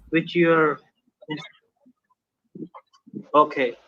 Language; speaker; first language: English; non-native, learner; Punjabi